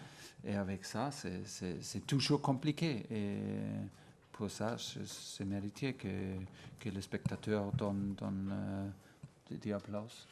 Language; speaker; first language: French; non-native, fluent; German